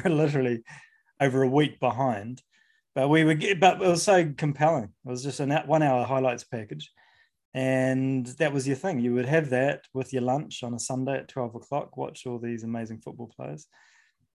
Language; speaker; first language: English; native; English